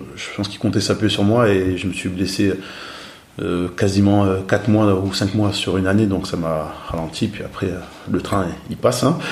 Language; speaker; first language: French; native; French